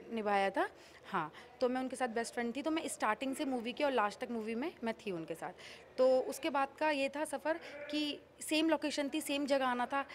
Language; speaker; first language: Hindi; native; Hindi